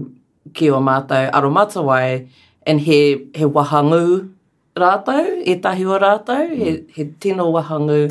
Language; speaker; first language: Māori; non-native, learner; English